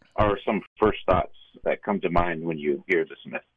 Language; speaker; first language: English; native; English